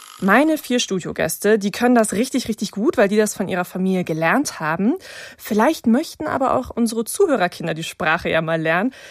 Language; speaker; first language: German; native; German